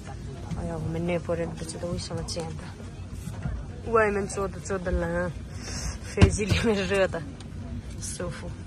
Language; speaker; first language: Chinese; non-native, learner; Nepali